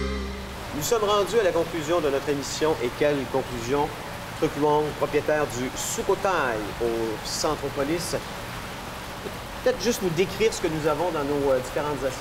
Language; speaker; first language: French; native; French